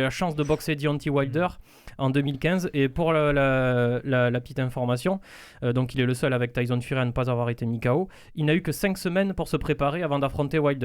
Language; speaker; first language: French; native; French